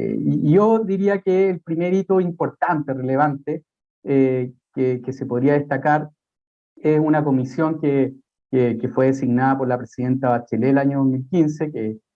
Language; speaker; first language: Spanish; native; Spanish